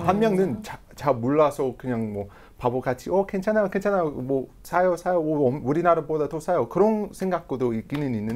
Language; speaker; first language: Korean; non-native, fluent; English